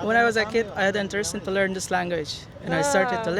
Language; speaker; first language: English; non-native, learner; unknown